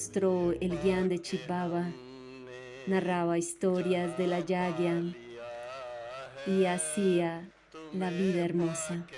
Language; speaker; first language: Spanish; native; Spanish